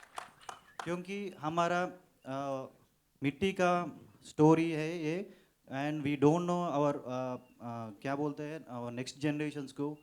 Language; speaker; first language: Hindi; non-native, local second language; Telugu